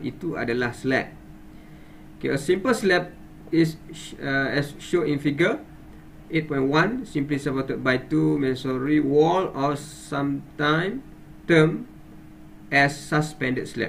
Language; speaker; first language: English; non-native, local second language; Malay